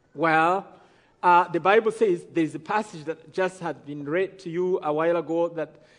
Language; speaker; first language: English; non-native, local second language; Kinyarwanda